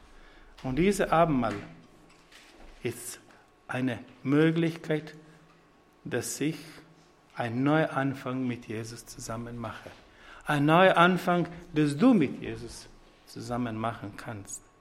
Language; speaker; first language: German; non-native, fluent; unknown